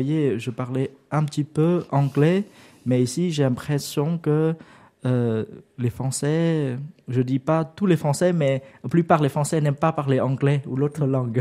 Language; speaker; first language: French; non-native, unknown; Vietnamese